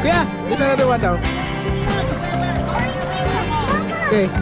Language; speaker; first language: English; non-native, local second language; Filipino